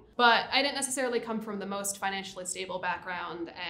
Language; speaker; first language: English; native; English